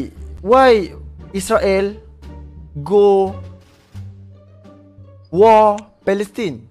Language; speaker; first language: English; non-native, learner; Malay